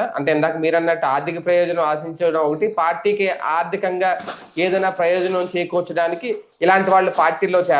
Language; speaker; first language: Telugu; native; Telugu